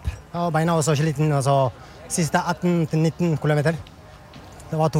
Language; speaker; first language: Norwegian; non-native, learner; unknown